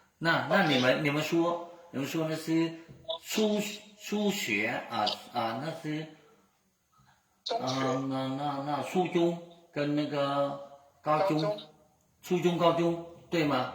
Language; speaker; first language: Chinese; non-native, learner; Vietnamese